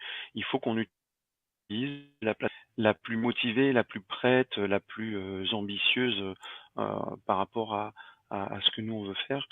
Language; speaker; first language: French; native; French